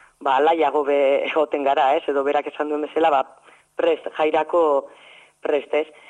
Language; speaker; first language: Basque; native; Basque